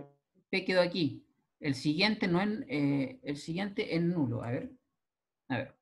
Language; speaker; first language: Spanish; native; Spanish